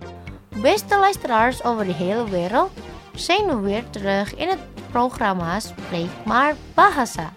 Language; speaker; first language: Dutch; non-native, fluent; Indonesian